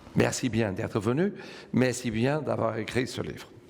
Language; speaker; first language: French; non-native, fluent; Portuguese